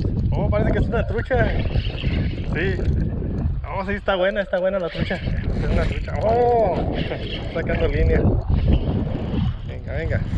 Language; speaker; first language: Spanish; native; Spanish